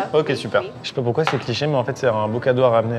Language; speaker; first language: French; native; French